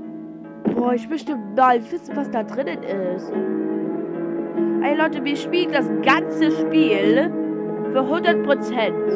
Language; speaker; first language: German; non-native, learner; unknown